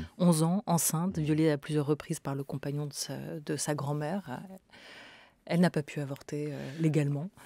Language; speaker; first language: French; native; French